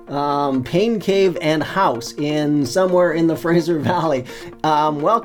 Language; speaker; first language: English; native; English